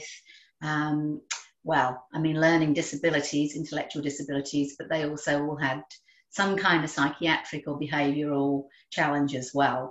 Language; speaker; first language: English; native; English